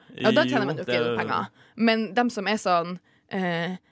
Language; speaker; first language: Norwegian; native; Norwegian